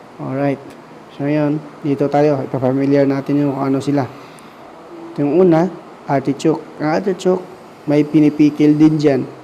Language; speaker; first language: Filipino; non-native, local second language; Cebuano